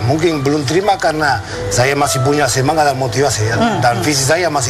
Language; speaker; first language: Indonesian; non-native, fluent; Spanish